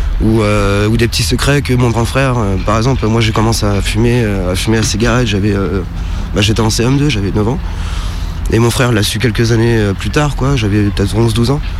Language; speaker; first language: French; native; French